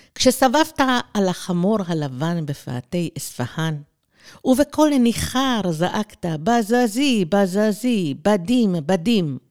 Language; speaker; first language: Hebrew; early bilingual, other home language; Persian